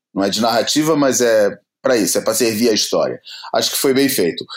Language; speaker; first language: Portuguese; native; Portuguese